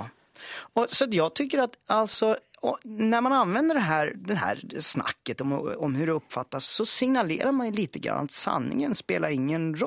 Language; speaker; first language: Swedish; native; Swedish